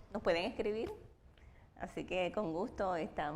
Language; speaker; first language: Spanish; native; Spanish